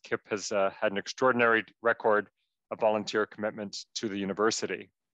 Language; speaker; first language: English; native; English